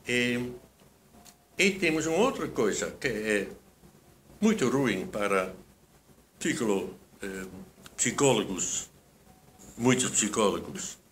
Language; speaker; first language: Portuguese; non-native, fluent; Dutch